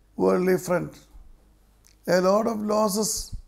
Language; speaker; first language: English; non-native, local second language; Malayalam